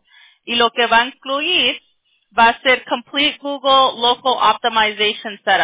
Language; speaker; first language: Spanish; early bilingual, other home language; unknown